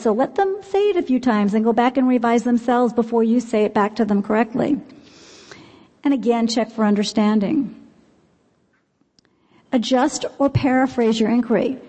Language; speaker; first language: English; native; English